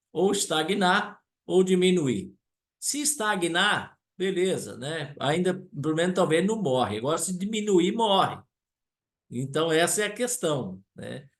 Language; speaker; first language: Portuguese; non-native, local second language; German